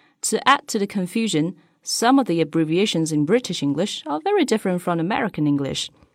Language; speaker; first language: English; non-native, fluent; Chinese